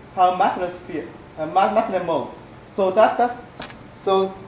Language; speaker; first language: English; non-native, fluent; Chinese